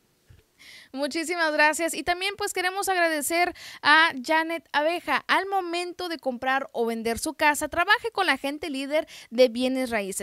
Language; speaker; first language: Spanish; native; Spanish